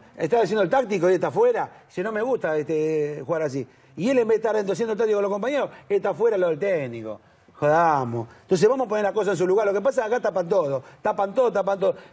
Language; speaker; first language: Spanish; native; Spanish